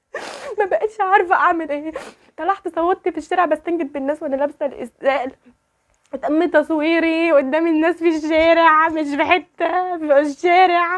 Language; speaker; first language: Arabic; native; Arabic